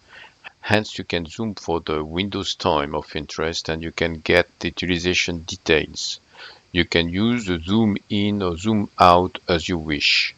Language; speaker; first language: English; non-native, fluent; French